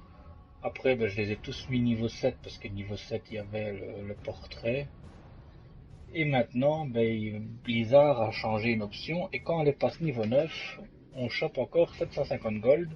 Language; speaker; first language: French; native; French